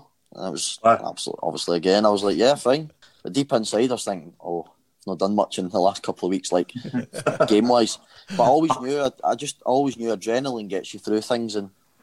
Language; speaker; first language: English; native; English